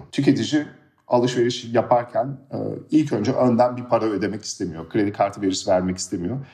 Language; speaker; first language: Turkish; early bilingual, heritage; Turkish